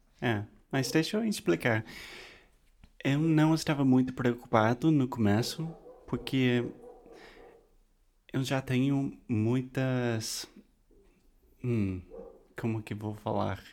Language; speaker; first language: Portuguese; non-native, fluent; English